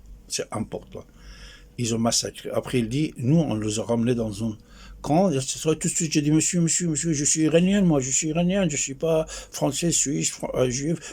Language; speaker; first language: French; non-native, fluent; Persian